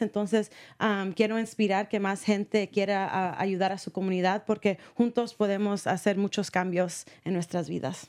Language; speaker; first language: Spanish; early bilingual, heritage; Spanish